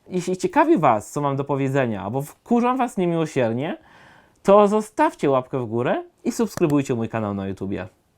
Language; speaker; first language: Polish; native; Polish